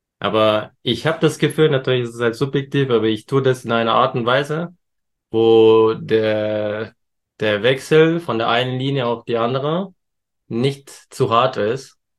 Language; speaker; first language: German; early bilingual, other home language; Turkish